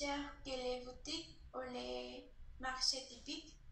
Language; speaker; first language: French; non-native, learner; Spanish